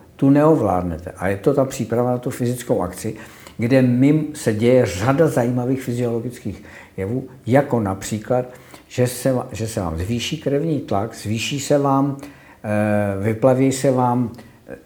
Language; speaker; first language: Czech; native; Czech